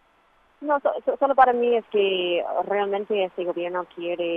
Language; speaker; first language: Spanish; non-native, fluent; English